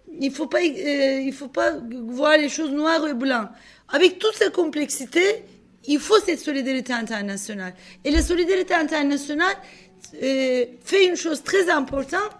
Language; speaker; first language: French; non-native, fluent; Turkish